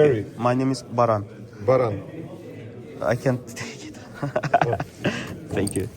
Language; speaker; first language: English; non-native, learner; Turkish